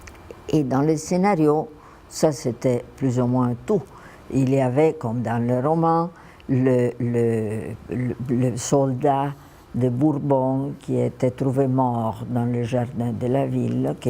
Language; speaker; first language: French; non-native, fluent; Italian